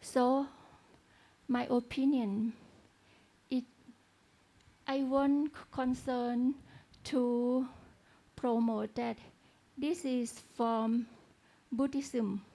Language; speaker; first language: English; non-native, learner; Thai